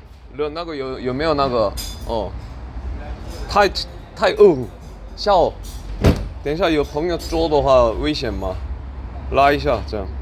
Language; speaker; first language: Chinese; non-native, learner; Korean